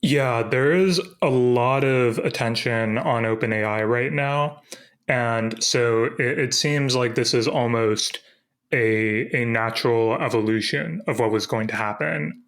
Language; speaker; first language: English; native; English